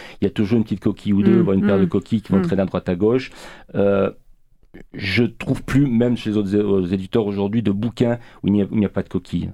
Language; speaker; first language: French; native; French